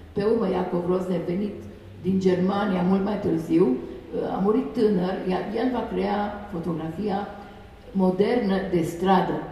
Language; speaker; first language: Romanian; non-native, fluent; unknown